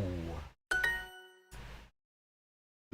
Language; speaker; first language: Finnish; non-native, learner; English